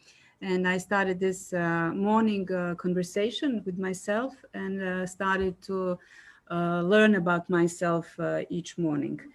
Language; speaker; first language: English; non-native, fluent; Serbian